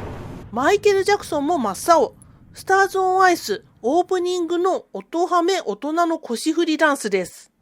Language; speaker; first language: Japanese; native; Japanese